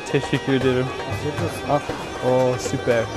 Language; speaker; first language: Turkish; non-native, learner; English